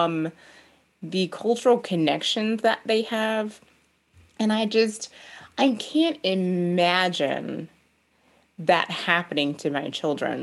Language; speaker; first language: English; native; English